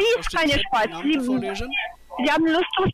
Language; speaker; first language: German; non-native, learner; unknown